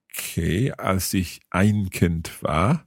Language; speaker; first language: German; non-native, learner; English